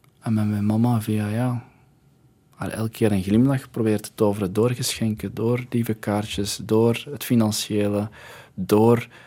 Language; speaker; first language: Dutch; early bilingual, other home language; Arabic